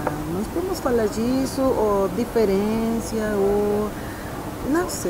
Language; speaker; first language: Portuguese; non-native, fluent; Spanish